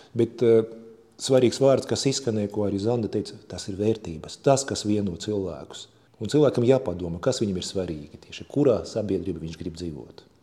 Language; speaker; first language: Latvian; non-native, local second language; Russian